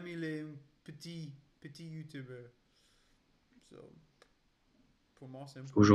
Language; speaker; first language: French; non-native, learner; English